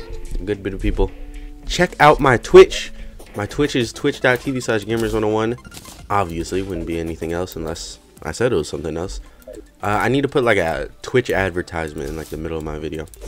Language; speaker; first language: English; native; English